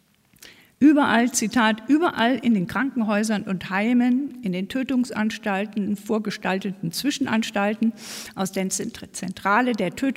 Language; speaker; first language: German; native; German